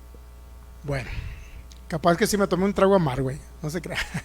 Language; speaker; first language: Spanish; native; Spanish